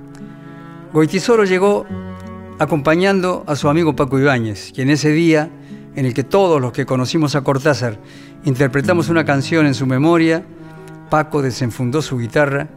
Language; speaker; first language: Spanish; native; Spanish